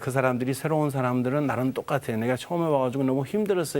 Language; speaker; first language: Korean; non-native, fluent; Persian